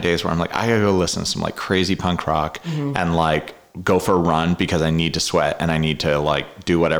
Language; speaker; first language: English; native; English